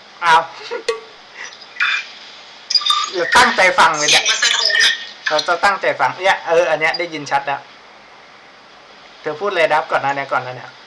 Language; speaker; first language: Thai; native; Thai